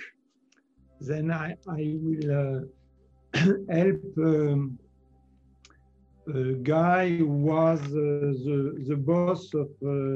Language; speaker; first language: English; non-native, learner; French